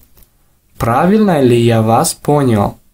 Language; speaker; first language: Russian; non-native, local second language; Tajik